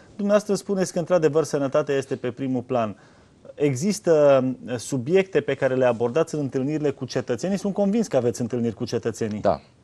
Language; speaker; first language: Romanian; native; Romanian